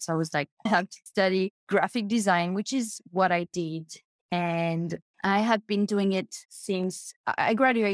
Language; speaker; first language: English; non-native, fluent; French